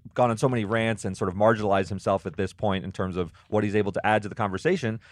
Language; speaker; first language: English; native; English